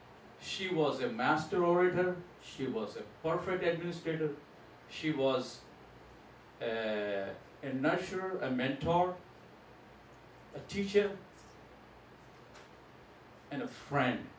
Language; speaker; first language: English; non-native, local second language; Gujarati